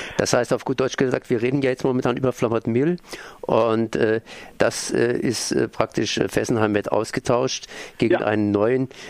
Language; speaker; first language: German; native; German